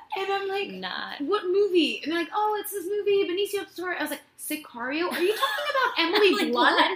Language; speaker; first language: English; non-native, fluent; Spanish